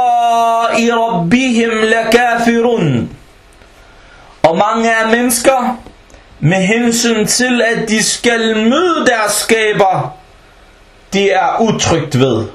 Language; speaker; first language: Danish; early bilingual, other home language; Arabic